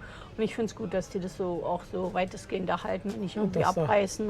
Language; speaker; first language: German; native; German